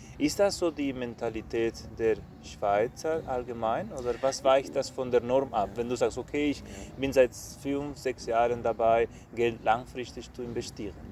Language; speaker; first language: German; non-native, fluent; Spanish